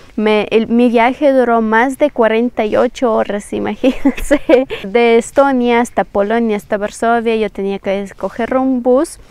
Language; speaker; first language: Spanish; non-native, fluent; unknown